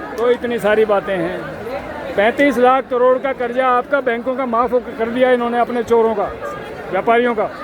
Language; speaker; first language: Hindi; native; Hindi